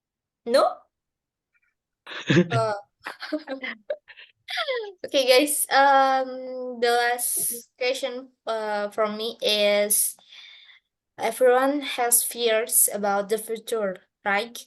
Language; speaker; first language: English; non-native, learner; Indonesian